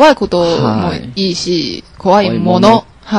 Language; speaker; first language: Japanese; non-native, learner; Chinese